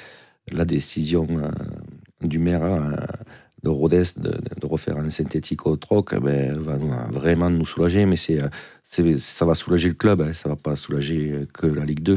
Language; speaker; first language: French; native; French